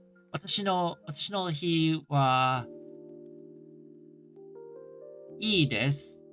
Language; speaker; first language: Japanese; non-native, learner; English